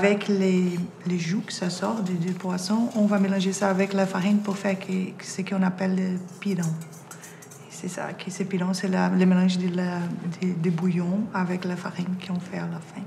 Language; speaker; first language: French; non-native, fluent; Portuguese